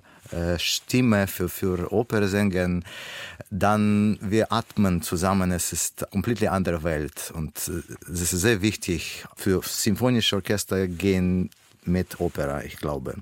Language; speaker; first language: German; non-native, learner; Russian